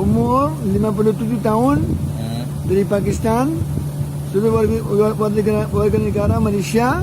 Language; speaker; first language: Indonesian; non-native, learner; Urdu